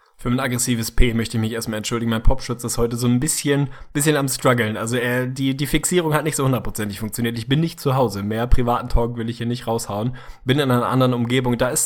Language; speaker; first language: German; native; German